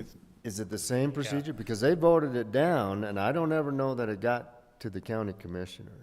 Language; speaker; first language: English; native; English